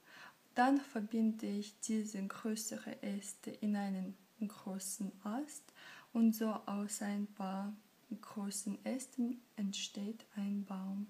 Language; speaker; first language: German; non-native, fluent; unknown